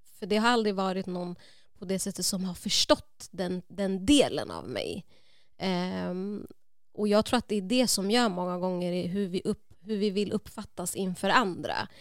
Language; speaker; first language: Swedish; native; Swedish